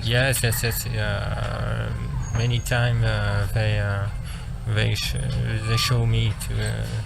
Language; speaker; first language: English; non-native, learner; French